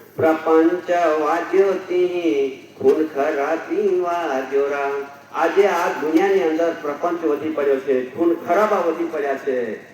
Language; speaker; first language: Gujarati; non-native, local second language; Bhili